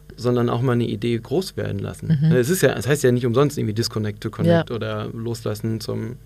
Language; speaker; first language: German; native; German